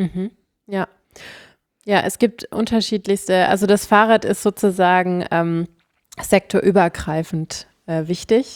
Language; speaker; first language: German; native; German